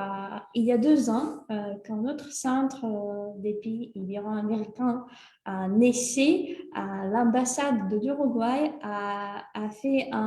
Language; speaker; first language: French; non-native, fluent; Russian